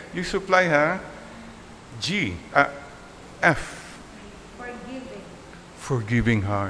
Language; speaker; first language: English; non-native, local second language; Filipino